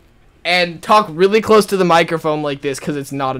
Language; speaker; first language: English; native; English